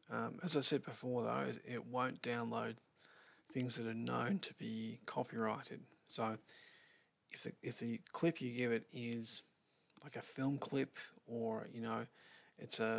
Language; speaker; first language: English; native; English